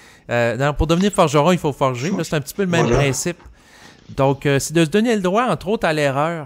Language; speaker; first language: French; native; French